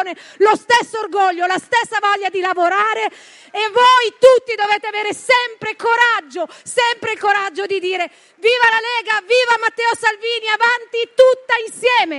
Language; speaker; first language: Italian; native; Italian